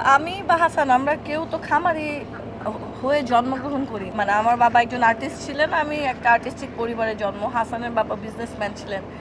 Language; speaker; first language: Bangla; native; Bangla